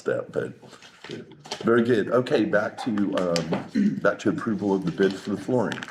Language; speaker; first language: English; native; English